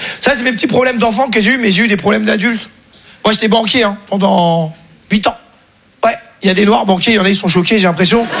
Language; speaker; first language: French; native; French